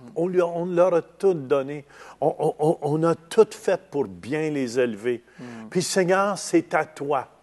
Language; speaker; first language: French; native; French